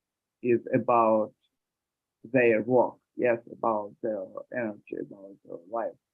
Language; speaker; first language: English; non-native, learner; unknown